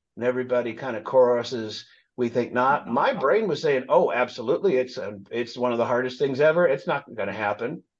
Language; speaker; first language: English; native; English